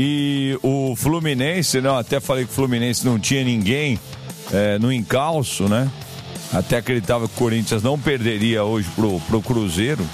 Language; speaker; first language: Portuguese; native; Portuguese